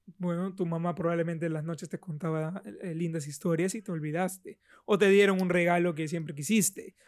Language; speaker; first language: Spanish; native; Spanish